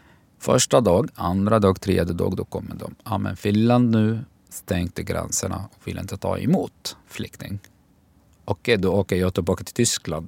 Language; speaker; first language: Swedish; non-native, fluent; Arabic